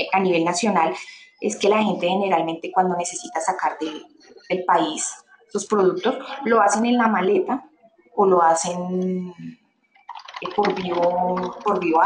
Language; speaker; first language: Spanish; native; Spanish